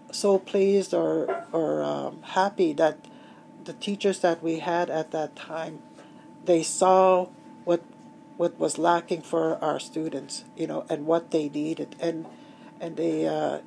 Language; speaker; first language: English; native; English